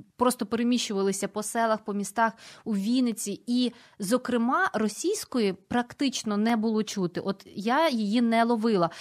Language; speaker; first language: Ukrainian; native; Ukrainian